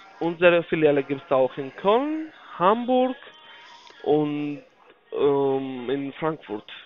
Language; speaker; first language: German; non-native, learner; Polish